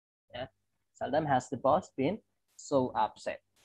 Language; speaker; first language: English; non-native, fluent; Indonesian